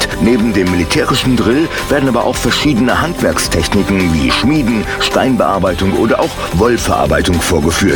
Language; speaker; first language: German; native; German